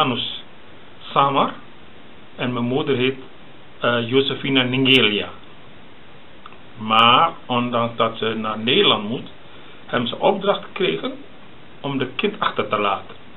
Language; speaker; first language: Dutch; early bilingual, other home language; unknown